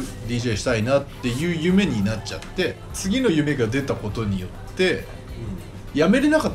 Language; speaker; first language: Japanese; native; Japanese